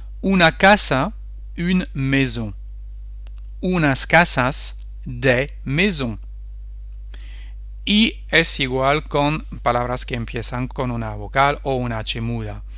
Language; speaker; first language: Spanish; non-native, fluent; French